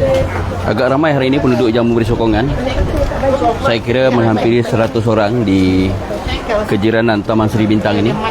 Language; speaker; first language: Malay; native; Malay